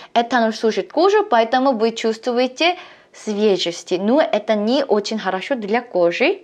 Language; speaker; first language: Russian; non-native, learner; Korean